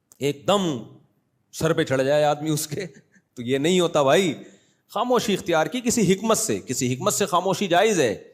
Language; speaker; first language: Urdu; native; Urdu